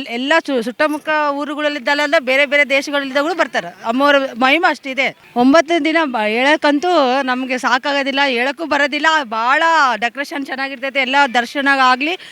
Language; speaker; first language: Kannada; native; Kannada